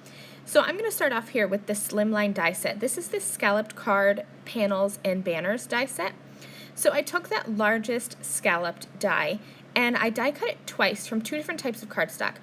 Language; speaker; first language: English; native; English